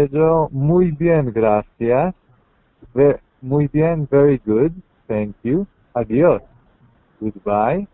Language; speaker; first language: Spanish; non-native, learner; English